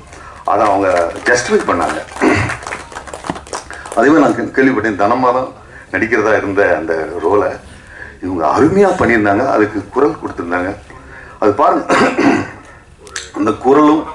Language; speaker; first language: Tamil; native; Tamil